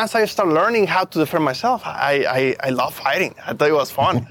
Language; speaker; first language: English; non-native, fluent; Spanish